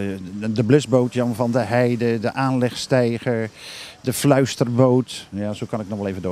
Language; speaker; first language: Dutch; native; Dutch